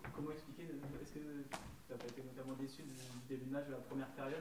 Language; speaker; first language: French; native; French